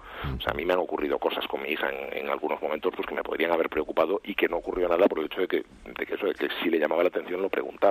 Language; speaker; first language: Spanish; native; Spanish